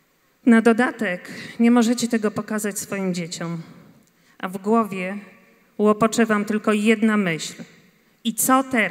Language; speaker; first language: Polish; native; Polish